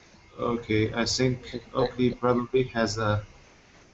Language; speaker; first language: English; non-native, fluent; Chinese